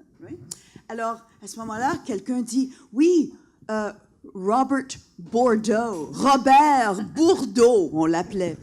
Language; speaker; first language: French; non-native, local second language; English